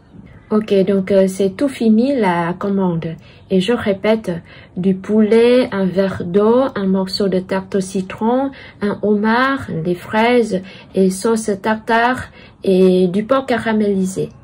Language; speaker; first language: French; non-native, fluent; Vietnamese